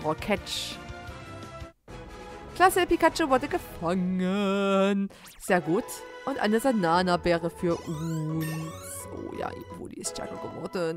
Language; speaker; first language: German; native; German